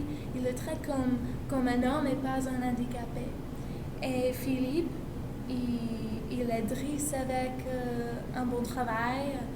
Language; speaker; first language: French; non-native, learner; English